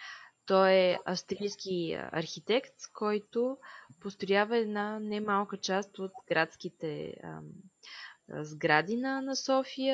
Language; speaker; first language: Bulgarian; native; Bulgarian